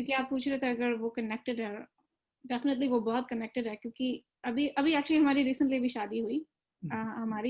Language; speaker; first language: Hindi; early bilingual, other home language; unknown